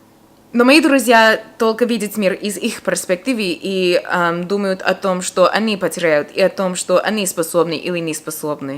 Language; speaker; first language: Russian; non-native, fluent; English